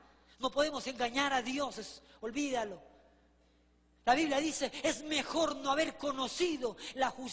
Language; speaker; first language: Spanish; native; Spanish